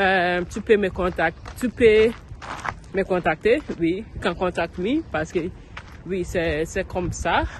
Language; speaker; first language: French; non-native, learner; English